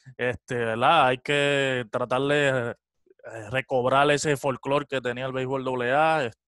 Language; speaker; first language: Spanish; native; Spanish